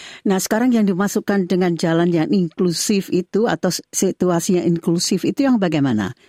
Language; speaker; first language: Indonesian; native; Indonesian